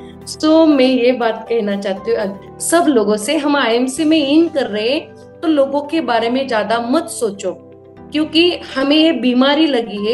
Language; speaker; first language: Hindi; native; Hindi